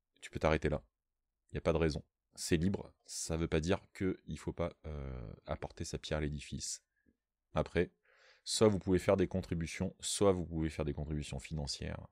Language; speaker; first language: French; native; French